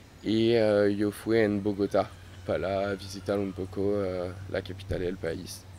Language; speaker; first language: Spanish; non-native, learner; French